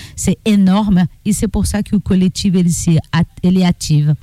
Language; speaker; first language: French; non-native, learner; Portuguese